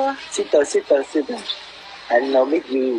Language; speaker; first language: English; non-native, learner; Vietnamese